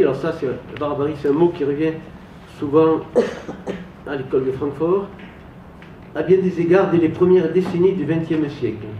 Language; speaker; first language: French; native; French